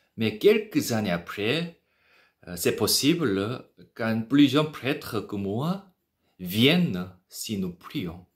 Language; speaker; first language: French; non-native, learner; Korean